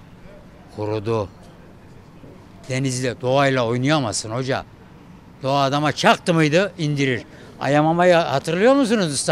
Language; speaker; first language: Turkish; native; Turkish